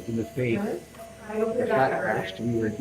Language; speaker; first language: English; native; English